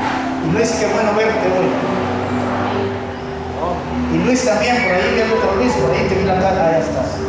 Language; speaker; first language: Spanish; native; Spanish